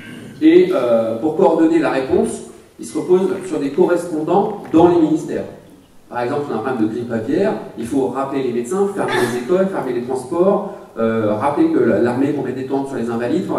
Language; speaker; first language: French; native; French